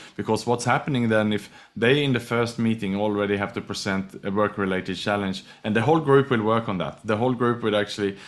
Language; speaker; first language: English; non-native, fluent; Swedish